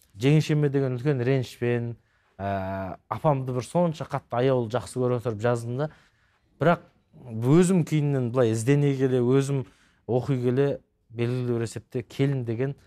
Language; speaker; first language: Kazakh; native; Kazakh